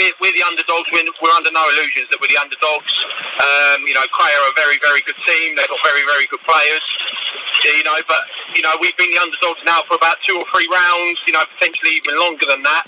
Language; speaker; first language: English; native; English